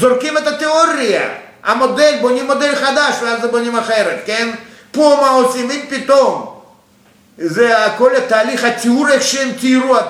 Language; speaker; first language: Hebrew; non-native, fluent; Russian